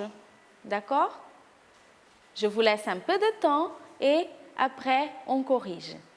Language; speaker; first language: French; non-native, fluent; Portuguese